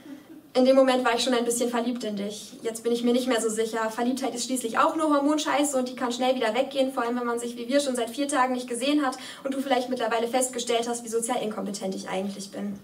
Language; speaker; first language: German; native; German